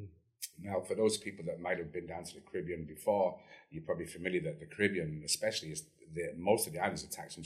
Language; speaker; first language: English; native; English